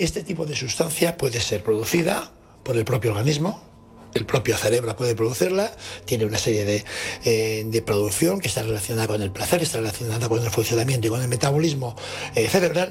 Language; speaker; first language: Spanish; native; Spanish